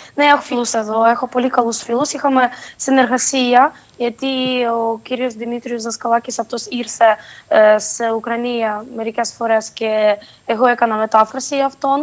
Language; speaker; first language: Greek; non-native, fluent; Ukrainian